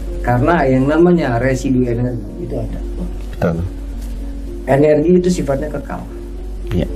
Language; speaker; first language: Indonesian; native; Indonesian